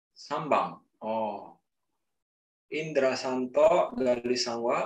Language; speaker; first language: Japanese; non-native, learner; Indonesian